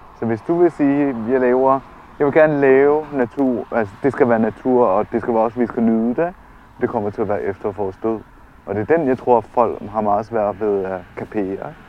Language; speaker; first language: Danish; early bilingual, other home language; Vietnamese